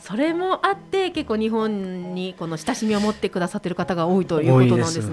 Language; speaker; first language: Japanese; native; Japanese